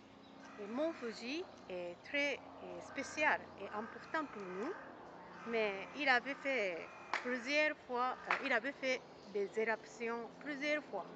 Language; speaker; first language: French; non-native, learner; Japanese